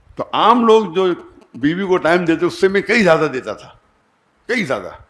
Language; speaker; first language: Urdu; non-native, local second language; Konkani